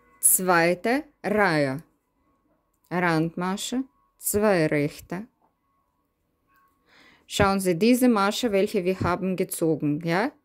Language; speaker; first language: German; non-native, learner; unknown